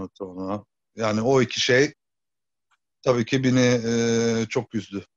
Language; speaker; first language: Turkish; early bilingual, heritage; Turkish